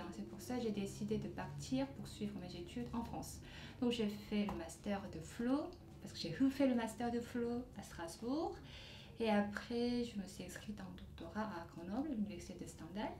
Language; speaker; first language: French; non-native, fluent; Korean